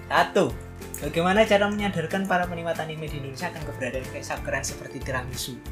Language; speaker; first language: Indonesian; native; Indonesian